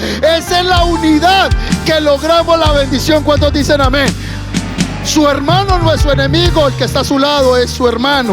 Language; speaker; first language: Spanish; native; Spanish